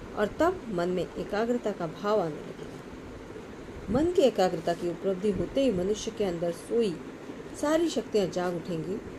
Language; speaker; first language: Hindi; non-native, local second language; Marathi